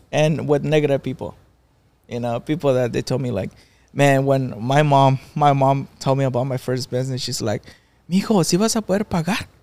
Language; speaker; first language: English; non-native, fluent; Spanish